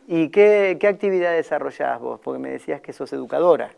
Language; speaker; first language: Spanish; native; Spanish